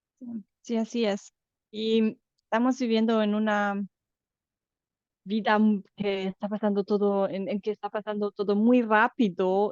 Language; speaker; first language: Spanish; non-native, fluent; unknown